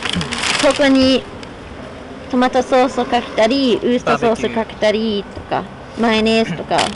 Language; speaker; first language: Japanese; non-native, fluent; English